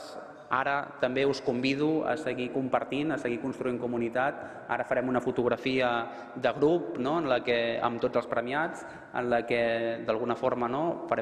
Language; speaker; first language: Catalan; native; Catalan